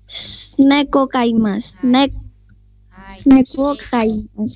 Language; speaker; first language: Japanese; non-native, learner; Indonesian